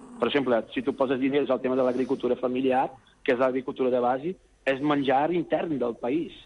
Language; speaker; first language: Catalan; non-native, fluent; Portuguese